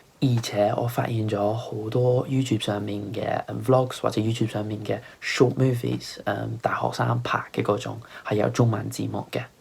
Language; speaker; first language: Cantonese; non-native, fluent; English